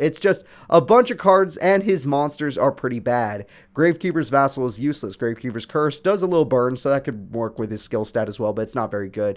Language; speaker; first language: English; native; English